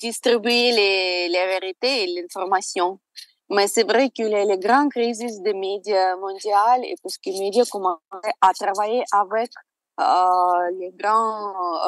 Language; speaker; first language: French; non-native, fluent; Russian